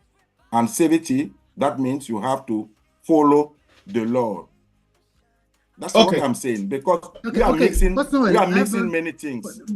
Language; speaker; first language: English; non-native, learner; French